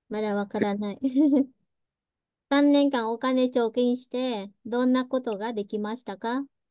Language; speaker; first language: Japanese; early bilingual, heritage; Vietnamese